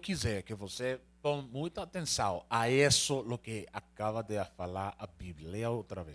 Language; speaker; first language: Portuguese; non-native, learner; Spanish